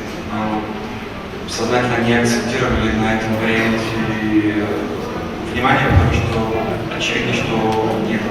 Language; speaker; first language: Russian; native; Russian